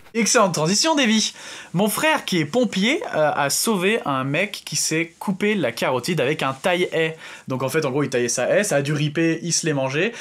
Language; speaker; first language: French; native; French